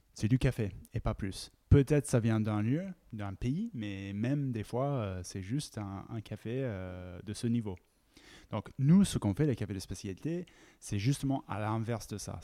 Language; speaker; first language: French; non-native, fluent; English